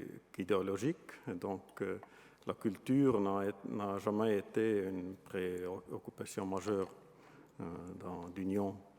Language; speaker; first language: French; non-native, fluent; Estonian